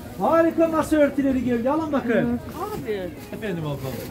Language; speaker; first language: Turkish; native; Turkish